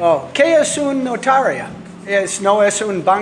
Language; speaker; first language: Spanish; non-native, learner; English